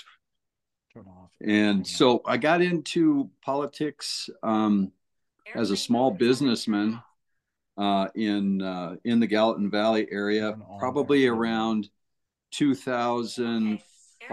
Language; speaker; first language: English; native; English